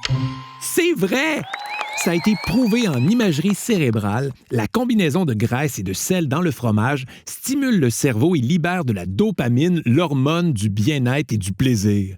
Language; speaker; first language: French; native; French